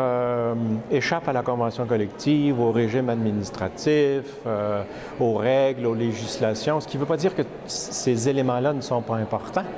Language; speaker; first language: French; native; French